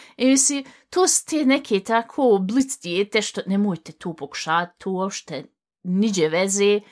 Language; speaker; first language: Bosnian; early bilingual, heritage; Bosnian